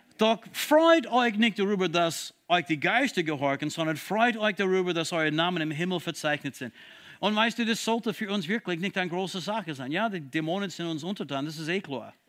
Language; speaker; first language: German; non-native, fluent; English